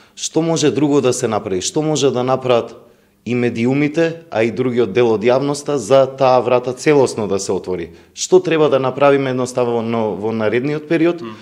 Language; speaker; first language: Macedonian; native; Macedonian